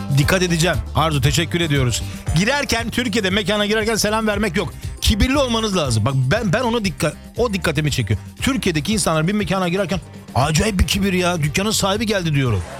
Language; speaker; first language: Turkish; early bilingual, heritage; Turkish